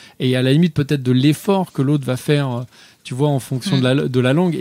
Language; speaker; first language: French; native; French